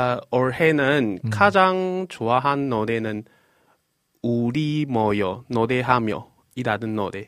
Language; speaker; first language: Korean; non-native, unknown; Chinese